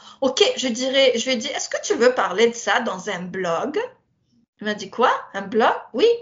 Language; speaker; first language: French; non-native, local second language; Berber languages